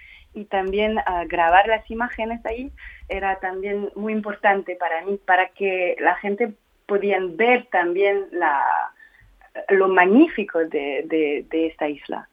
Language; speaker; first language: Spanish; non-native, fluent; French